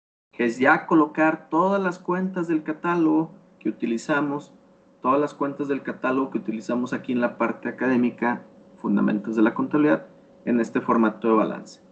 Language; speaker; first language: Spanish; native; Spanish